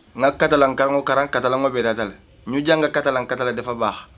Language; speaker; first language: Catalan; non-native, learner; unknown